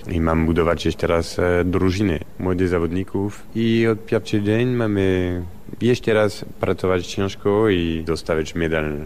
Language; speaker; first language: Polish; non-native, learner; French